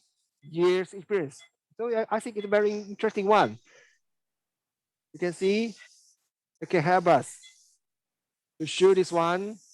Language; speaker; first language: English; non-native, learner; Chinese